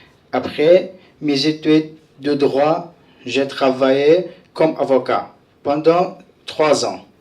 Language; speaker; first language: French; non-native, fluent; Central Kurdish